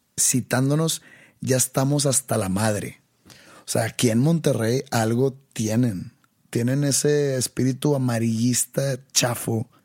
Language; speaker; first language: Spanish; native; Spanish